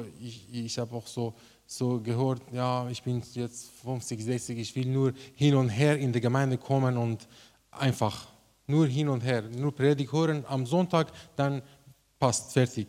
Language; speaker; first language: German; non-native, learner; Persian